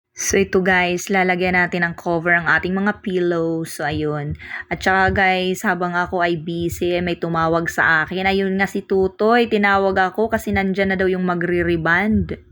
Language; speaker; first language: Filipino; non-native, local second language; Waray